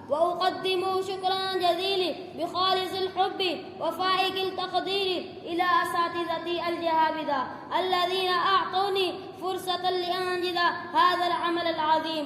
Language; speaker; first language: Arabic; non-native, learner; Urdu